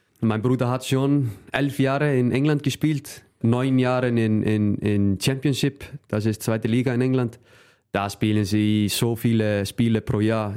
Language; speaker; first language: German; non-native, fluent; Icelandic